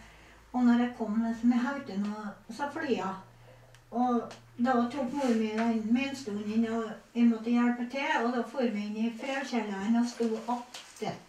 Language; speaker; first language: Norwegian; native; Norwegian